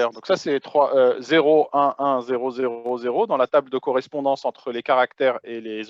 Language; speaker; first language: French; native; French